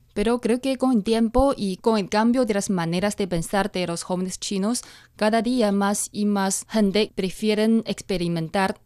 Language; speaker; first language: Spanish; non-native, fluent; Chinese